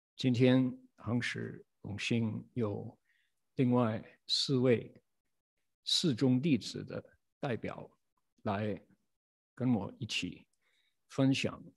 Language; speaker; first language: Chinese; non-native, fluent; English